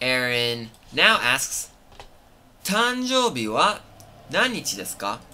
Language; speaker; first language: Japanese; non-native, fluent; English